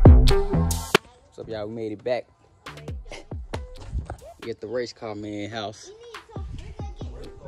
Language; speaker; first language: English; native; English